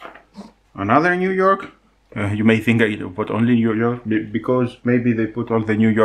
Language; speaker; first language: English; non-native, fluent; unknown